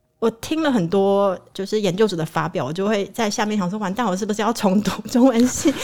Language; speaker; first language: Chinese; native; Chinese